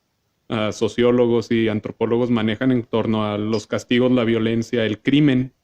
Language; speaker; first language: Spanish; native; Spanish